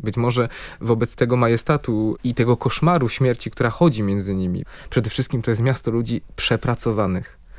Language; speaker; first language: Polish; native; Polish